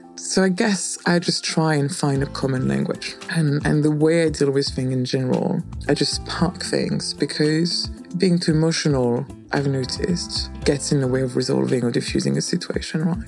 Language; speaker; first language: English; non-native, fluent; French